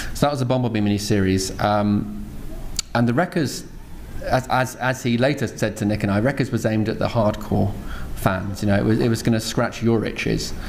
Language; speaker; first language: English; native; English